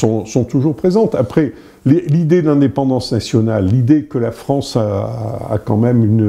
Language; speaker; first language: French; native; French